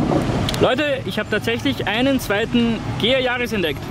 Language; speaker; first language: German; native; German